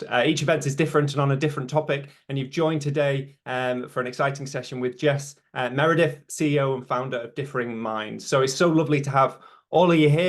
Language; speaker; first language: English; native; English